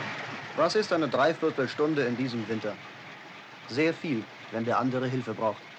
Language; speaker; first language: German; native; German